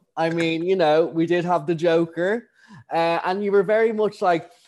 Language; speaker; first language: English; native; English